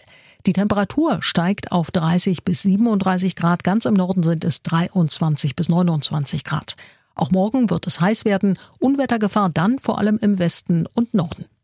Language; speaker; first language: German; native; German